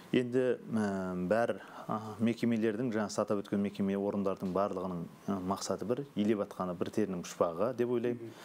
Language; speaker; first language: Kazakh; early bilingual, heritage; Kazakh